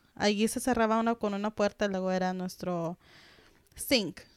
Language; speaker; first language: Spanish; early bilingual, heritage; Spanish